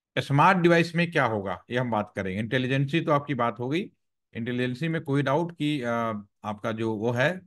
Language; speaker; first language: Hindi; native; Hindi